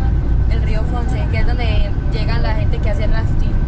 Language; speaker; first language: Spanish; native; Spanish